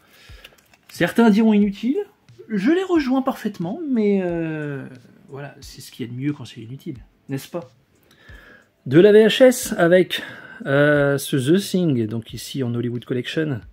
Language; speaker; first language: French; native; French